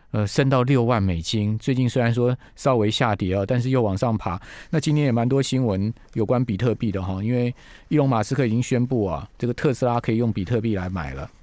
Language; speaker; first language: Chinese; native; Chinese